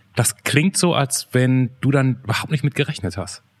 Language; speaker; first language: German; native; German